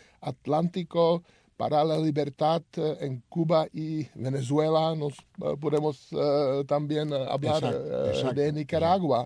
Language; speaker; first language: Spanish; non-native, learner; Czech